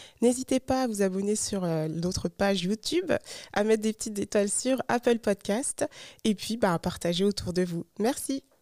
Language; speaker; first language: French; native; French